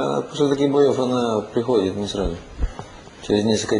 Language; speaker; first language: Russian; native; Russian